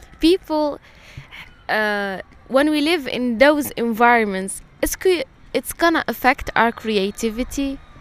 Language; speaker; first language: English; non-native, fluent; Arabic